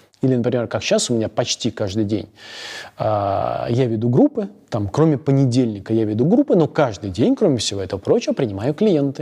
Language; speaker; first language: Russian; native; Russian